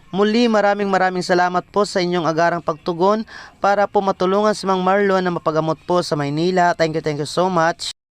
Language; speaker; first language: Filipino; non-native, local second language; Waray